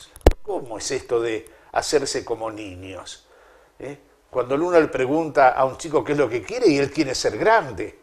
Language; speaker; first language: Spanish; native; Spanish